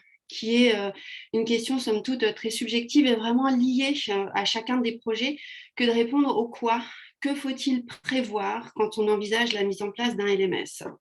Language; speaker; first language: French; native; French